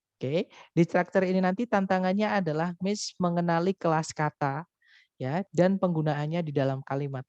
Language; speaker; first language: Indonesian; non-native, local second language; Javanese